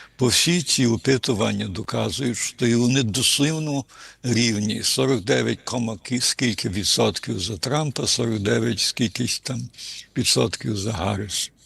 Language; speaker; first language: Ukrainian; early bilingual, heritage; Ukrainian